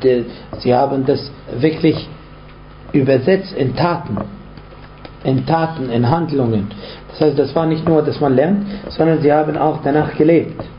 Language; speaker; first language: German; non-native, fluent; Arabic